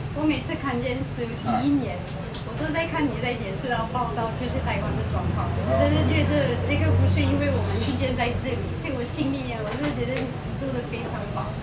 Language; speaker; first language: Chinese; non-native, fluent; French